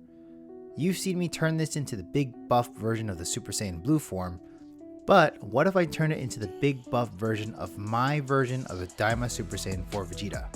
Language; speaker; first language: English; native; English